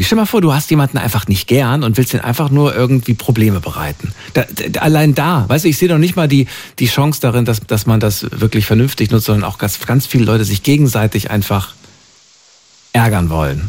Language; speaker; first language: German; native; German